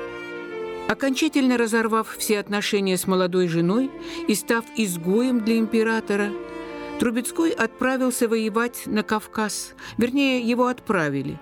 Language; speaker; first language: Russian; native; Russian